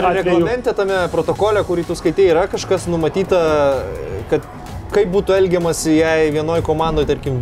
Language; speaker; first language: Lithuanian; native; Lithuanian